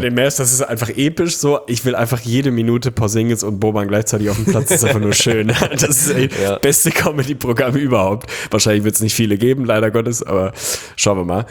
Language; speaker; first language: German; native; German